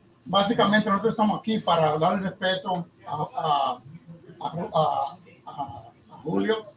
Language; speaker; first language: Spanish; early bilingual, heritage; Spanish